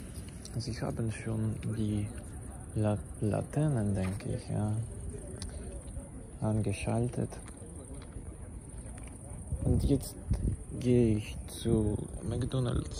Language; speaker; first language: German; non-native, learner; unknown